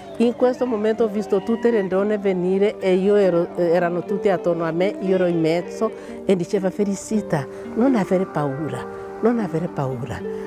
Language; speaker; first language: Italian; non-native, fluent; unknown